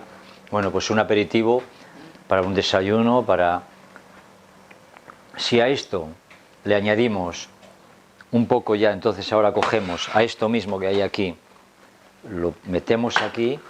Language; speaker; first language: Spanish; native; Spanish